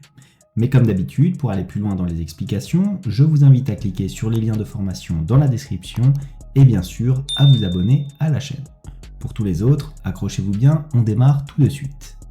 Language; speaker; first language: French; native; French